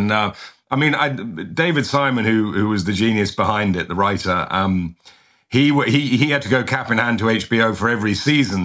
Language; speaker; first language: English; native; English